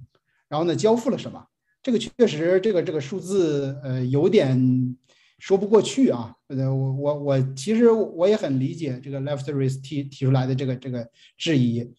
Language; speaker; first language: Chinese; native; Chinese